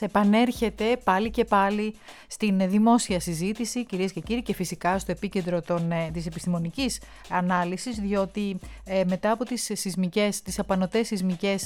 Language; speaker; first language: Greek; native; Greek